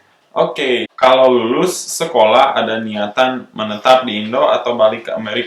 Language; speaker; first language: Indonesian; non-native, local second language; English